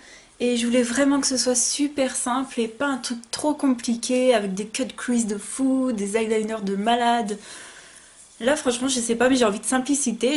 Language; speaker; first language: French; native; French